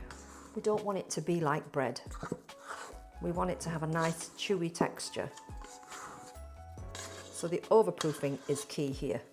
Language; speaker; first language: English; native; English